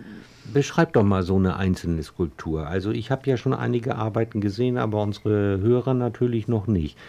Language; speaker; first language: German; native; German